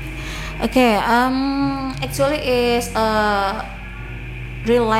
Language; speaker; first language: English; non-native, learner; Indonesian